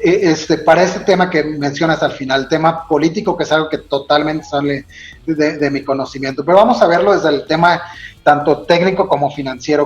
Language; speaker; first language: Spanish; native; Spanish